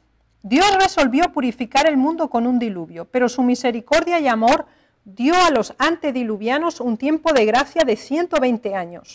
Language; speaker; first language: Spanish; native; Spanish